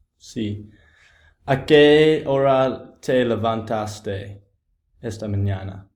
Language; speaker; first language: Spanish; non-native, learner; English